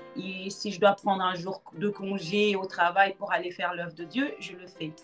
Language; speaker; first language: French; non-native, local second language; Lingala